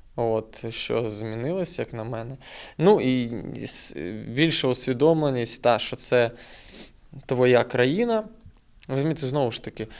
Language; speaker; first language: Ukrainian; non-native, local second language; Russian